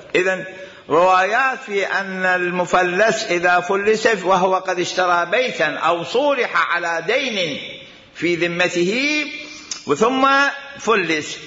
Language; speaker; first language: Arabic; native; Arabic